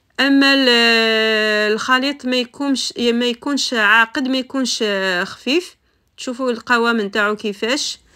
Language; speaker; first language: Arabic; non-native, local second language; Kabyle